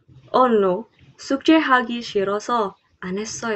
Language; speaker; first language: Korean; non-native, learner; English